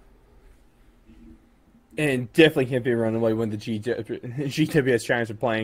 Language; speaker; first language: English; native; English